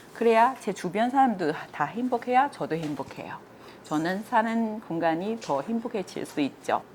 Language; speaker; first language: Korean; non-native, fluent; Chinese